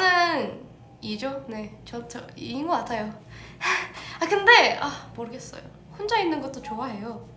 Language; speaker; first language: Korean; early bilingual, heritage; English